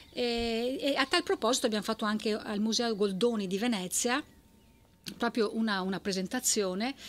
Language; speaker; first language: Italian; native; Italian